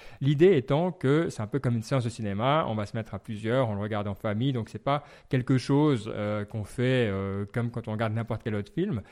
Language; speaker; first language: French; native; French